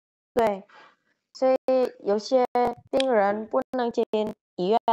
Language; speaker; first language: Chinese; non-native, learner; Indonesian